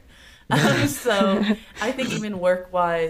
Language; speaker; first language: English; native; English